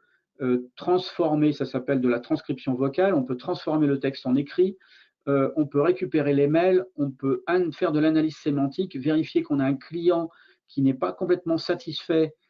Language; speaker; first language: French; native; French